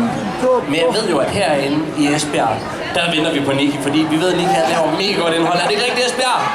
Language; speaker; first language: Danish; native; Danish